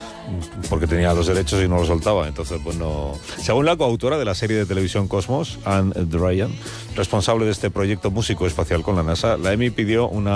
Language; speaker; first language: Spanish; native; Spanish